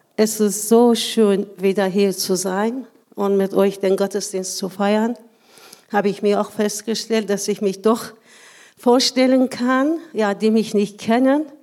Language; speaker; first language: German; non-native, fluent; Persian